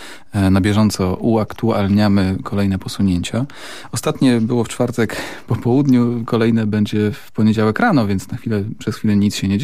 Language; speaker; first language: Polish; native; Polish